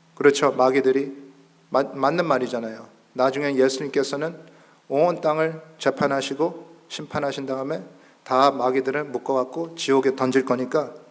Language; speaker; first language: Korean; early bilingual, heritage; Korean